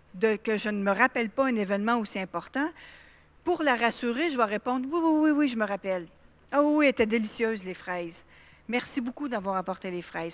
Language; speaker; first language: French; native; French